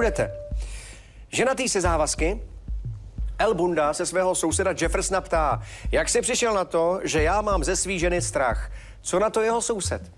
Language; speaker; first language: Czech; native; Czech